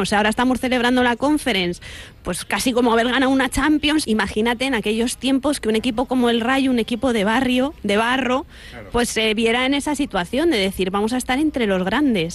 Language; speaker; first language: Spanish; native; Spanish